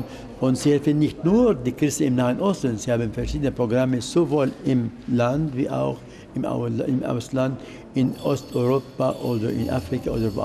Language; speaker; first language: German; non-native, fluent; Arabic